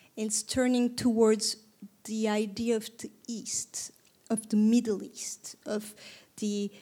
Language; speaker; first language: English; non-native, fluent; Turkish